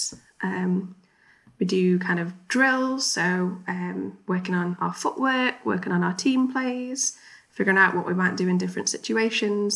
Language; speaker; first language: English; native; English